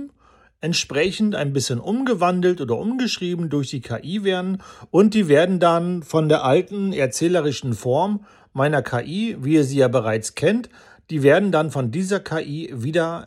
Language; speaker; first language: German; native; German